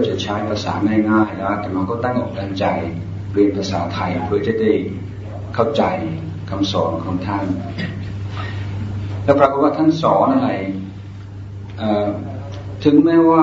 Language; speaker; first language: Thai; non-native, fluent; English